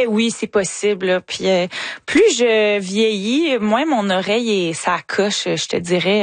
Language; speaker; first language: French; native; French